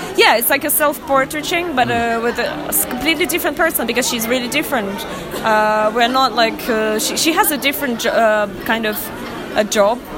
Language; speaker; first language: English; non-native, fluent; Russian